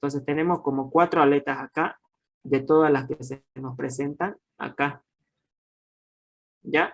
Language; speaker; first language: Spanish; native; Spanish